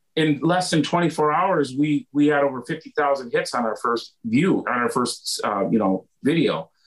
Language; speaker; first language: English; native; English